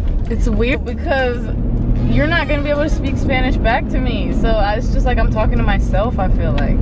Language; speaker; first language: English; early bilingual, other home language; Spanish